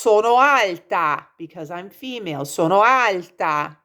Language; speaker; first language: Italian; non-native, fluent; English